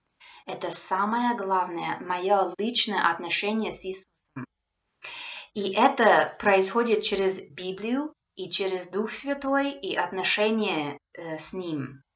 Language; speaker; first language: Russian; non-native, fluent; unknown